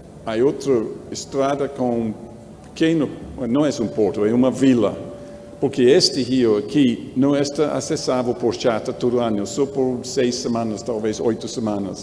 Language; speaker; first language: Portuguese; non-native, learner; English